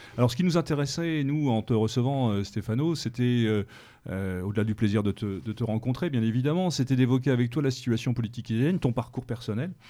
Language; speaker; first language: French; native; French